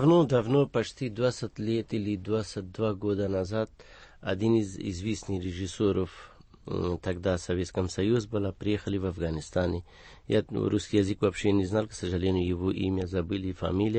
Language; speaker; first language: Russian; non-native, learner; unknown